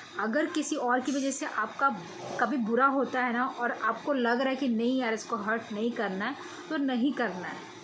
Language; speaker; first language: Hindi; native; Hindi